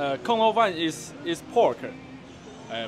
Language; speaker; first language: English; non-native, learner; Chinese